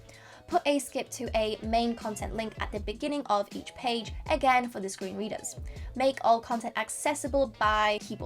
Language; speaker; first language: English; non-native, fluent; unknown